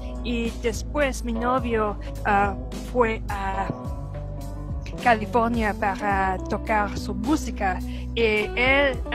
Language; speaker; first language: Spanish; non-native, fluent; English